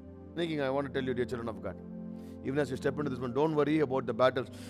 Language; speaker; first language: English; non-native, local second language; Tamil